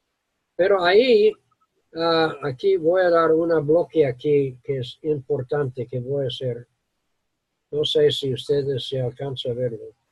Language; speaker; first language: Spanish; non-native, learner; English